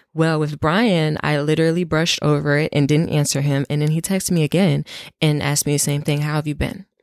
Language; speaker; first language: English; native; English